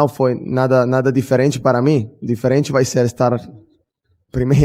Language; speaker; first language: Portuguese; non-native, fluent; Italian